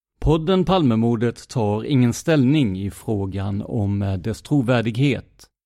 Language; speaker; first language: Swedish; native; Swedish